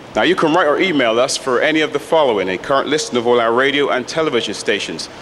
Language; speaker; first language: English; native; English